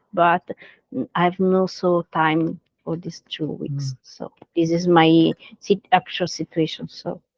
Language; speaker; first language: English; non-native, learner; Italian